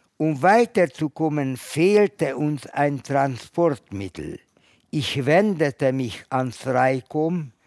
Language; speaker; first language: German; non-native, fluent; Hungarian